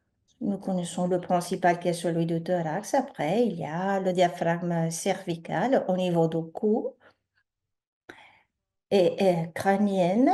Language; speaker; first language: French; native; French